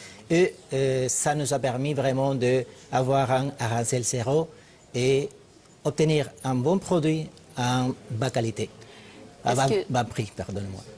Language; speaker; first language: French; non-native, fluent; Spanish